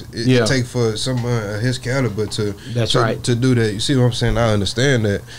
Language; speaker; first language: English; native; English